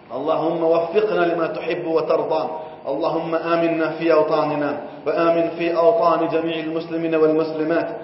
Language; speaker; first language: Arabic; non-native, fluent; Gujarati